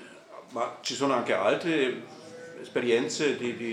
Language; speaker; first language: Italian; non-native, fluent; German